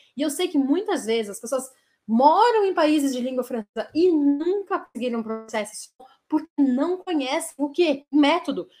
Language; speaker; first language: Portuguese; native; Portuguese